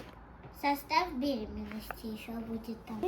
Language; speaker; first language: Russian; early bilingual, other home language; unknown